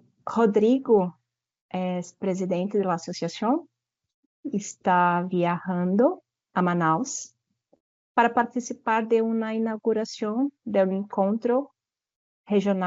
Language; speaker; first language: Spanish; non-native, fluent; Portuguese